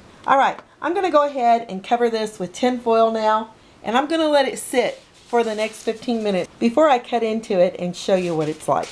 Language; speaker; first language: English; native; English